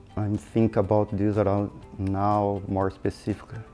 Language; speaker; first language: English; non-native, fluent; Portuguese